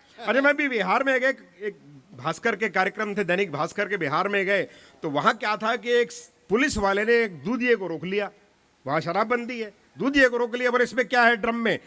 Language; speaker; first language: Hindi; non-native, local second language; Punjabi